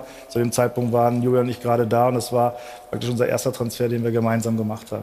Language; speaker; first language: German; native; German